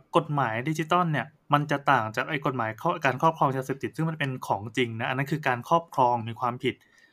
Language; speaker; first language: Thai; native; Thai